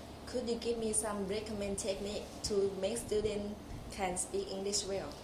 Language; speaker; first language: English; non-native, local second language; Thai